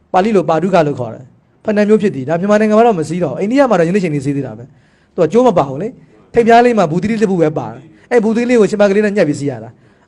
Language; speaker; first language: Burmese; native; Burmese